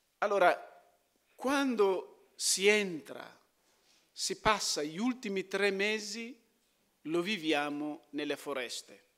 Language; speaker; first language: Italian; non-native, fluent; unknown